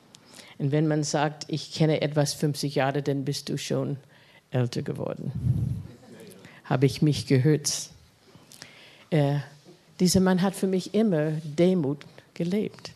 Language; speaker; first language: German; non-native, fluent; English